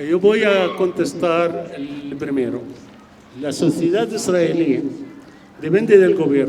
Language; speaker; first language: Spanish; non-native, fluent; Arabic